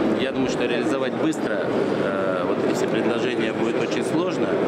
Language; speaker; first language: Russian; native; Russian